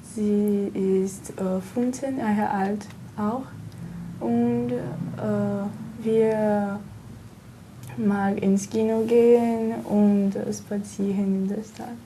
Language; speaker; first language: German; non-native, learner; Portuguese